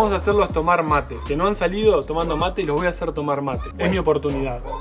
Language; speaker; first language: Spanish; native; Spanish